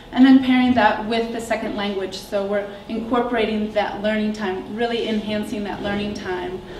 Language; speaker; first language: English; native; English